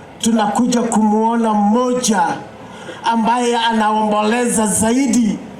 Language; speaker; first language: Swahili; non-native, local second language; Luyia